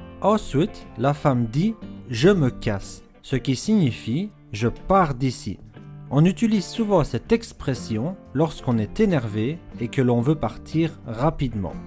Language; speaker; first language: French; native; French